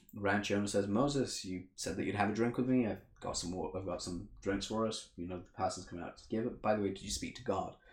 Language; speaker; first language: English; native; English